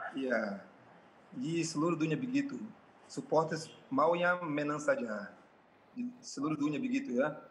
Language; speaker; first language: Indonesian; non-native, fluent; Portuguese